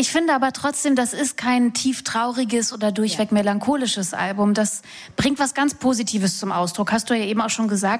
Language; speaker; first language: German; native; German